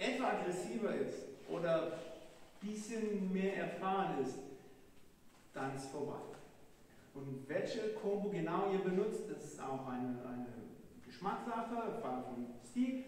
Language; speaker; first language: German; non-native, fluent; Hebrew